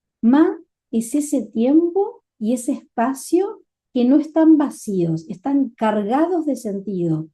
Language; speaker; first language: Spanish; native; Spanish